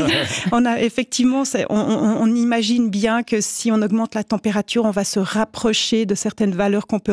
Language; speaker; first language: French; native; French